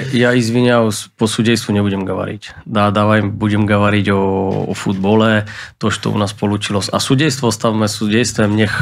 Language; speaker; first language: Russian; non-native, fluent; Czech